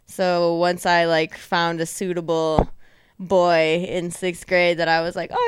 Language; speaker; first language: English; native; English